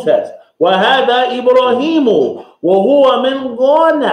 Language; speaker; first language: Arabic; non-native, fluent; English